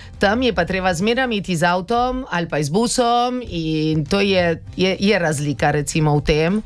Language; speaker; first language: Slovenian; early bilingual, heritage; Slovenian